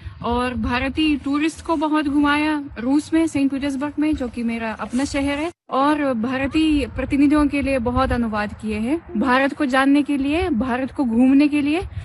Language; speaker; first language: Hindi; non-native, fluent; Russian